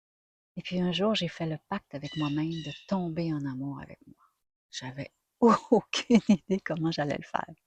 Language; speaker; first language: French; native; French